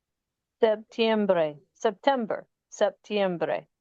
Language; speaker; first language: Spanish; non-native, learner; English